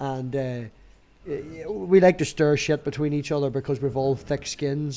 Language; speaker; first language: English; native; English